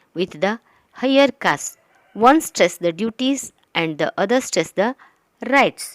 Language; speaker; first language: English; non-native, local second language; Kannada